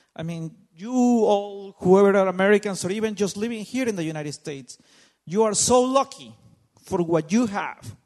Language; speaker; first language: English; non-native, fluent; Spanish